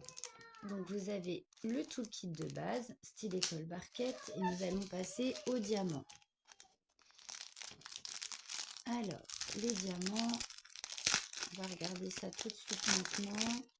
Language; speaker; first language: French; native; French